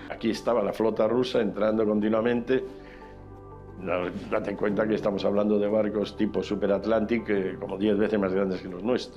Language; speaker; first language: Spanish; native; Spanish